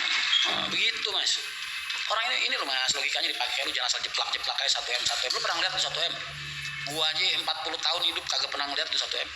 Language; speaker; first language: Indonesian; native; Indonesian